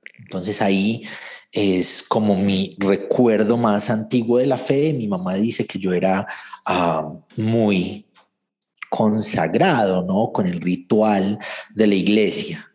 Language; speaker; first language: Spanish; native; Spanish